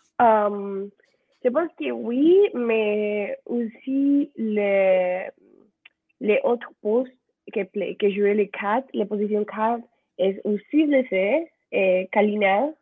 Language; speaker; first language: French; non-native, learner; Spanish